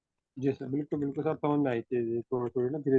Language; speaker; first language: Hindi; native; Hindi